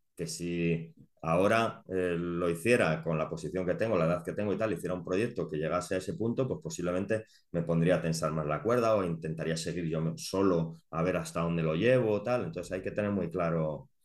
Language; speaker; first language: Spanish; native; Spanish